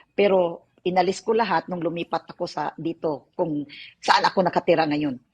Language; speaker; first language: Filipino; non-native, local second language; Cebuano